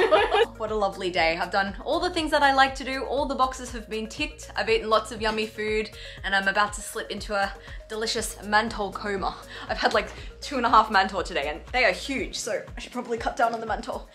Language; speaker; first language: English; native; English